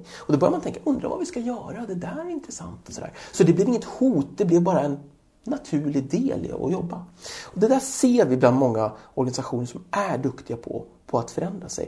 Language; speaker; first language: Swedish; native; Swedish